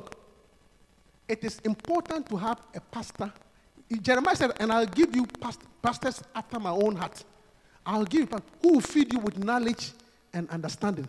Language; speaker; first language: English; non-native, local second language; Akan